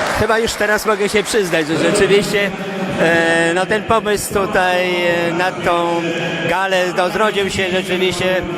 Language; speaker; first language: Polish; native; Polish